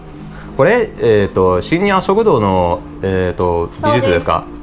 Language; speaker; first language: Japanese; non-native, learner; English